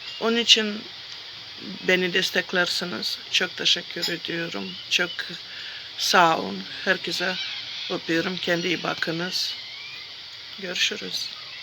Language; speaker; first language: Turkish; non-native, learner; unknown